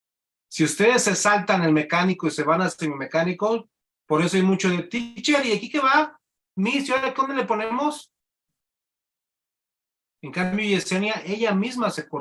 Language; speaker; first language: Spanish; native; Spanish